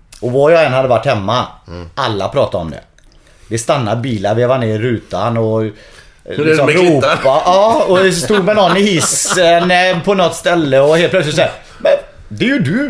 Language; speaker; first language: Swedish; native; Swedish